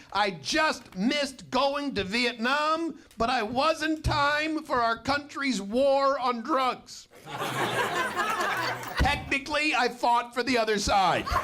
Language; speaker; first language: English; native; English